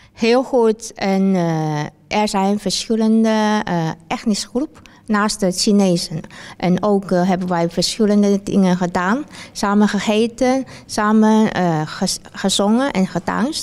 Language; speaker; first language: Dutch; non-native, fluent; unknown